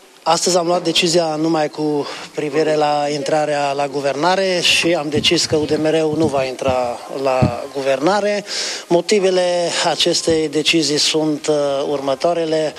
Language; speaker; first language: Romanian; non-native, local second language; Hungarian